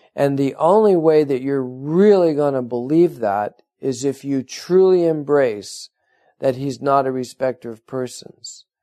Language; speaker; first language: English; native; English